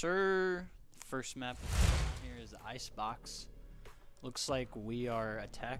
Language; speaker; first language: English; native; English